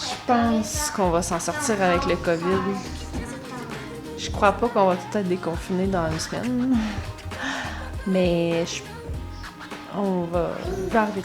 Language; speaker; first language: French; native; French